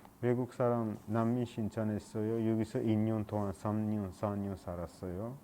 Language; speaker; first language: Korean; non-native, learner; Persian